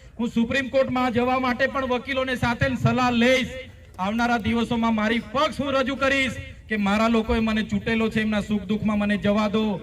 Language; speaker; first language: Gujarati; non-native, local second language; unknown